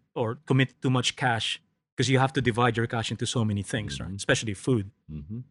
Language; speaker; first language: English; non-native, local second language; Filipino